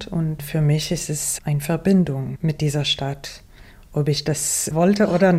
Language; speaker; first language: German; non-native, fluent; English